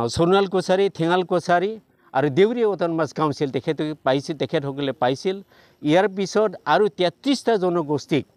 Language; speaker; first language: Assamese; non-native, local second language; Bodo